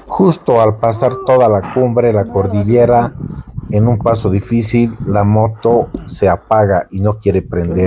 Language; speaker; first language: Spanish; native; Spanish